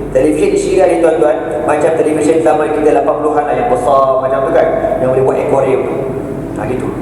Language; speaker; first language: Malay; native; Malay